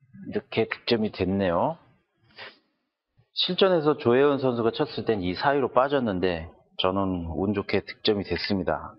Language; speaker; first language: Korean; native; Korean